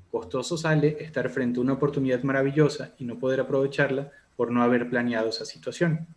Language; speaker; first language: Spanish; native; Spanish